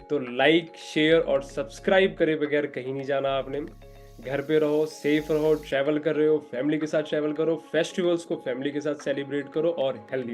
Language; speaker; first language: Hindi; native; Hindi